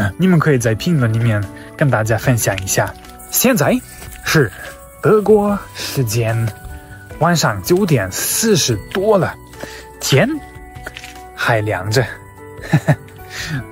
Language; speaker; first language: Chinese; non-native, fluent; German